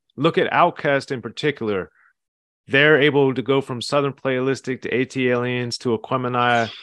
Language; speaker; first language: English; native; English